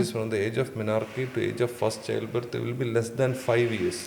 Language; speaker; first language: English; non-native, local second language; Malayalam